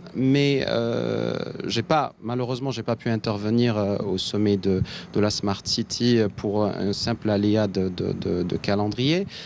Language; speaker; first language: French; non-native, local second language; Arabic